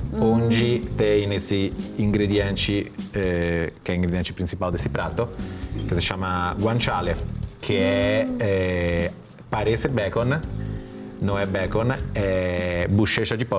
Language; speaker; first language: Portuguese; non-native, fluent; Italian